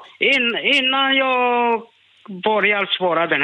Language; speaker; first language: Swedish; non-native, learner; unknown